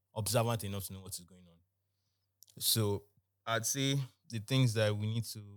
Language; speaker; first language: English; non-native, local second language; Yoruba